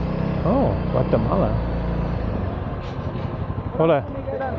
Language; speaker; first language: Spanish; non-native, learner; English